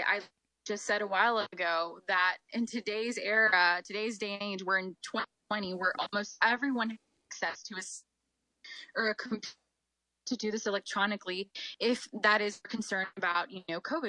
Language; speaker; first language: English; native; English